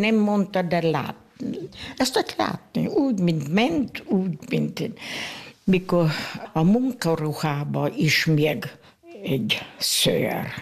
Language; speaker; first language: Hungarian; early bilingual, heritage; Hungarian